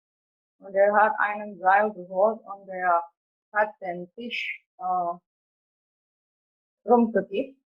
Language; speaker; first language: German; non-native, fluent; Indonesian